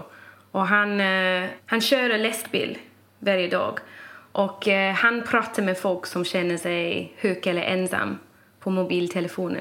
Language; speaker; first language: Swedish; non-native, fluent; English